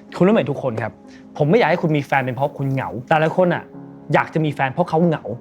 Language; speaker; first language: Thai; non-native, fluent; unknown